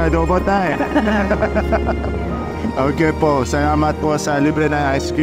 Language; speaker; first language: Filipino; non-native, learner; Arabic